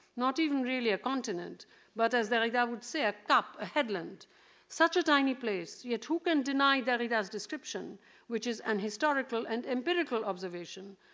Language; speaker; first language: English; non-native, local second language; Bangla